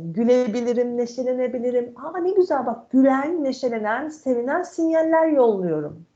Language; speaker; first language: Turkish; native; Turkish